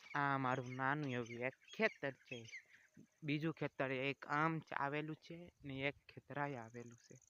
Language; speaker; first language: Gujarati; native; Gujarati